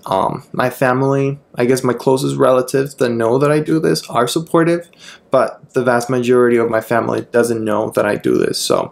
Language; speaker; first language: English; non-native, fluent; Spanish